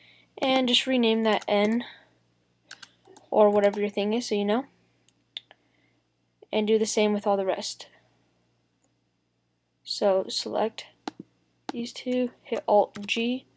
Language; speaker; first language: English; native; English